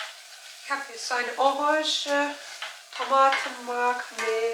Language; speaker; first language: German; non-native, learner; Turkish